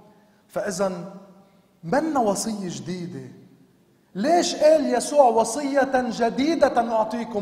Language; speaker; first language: Arabic; native; Arabic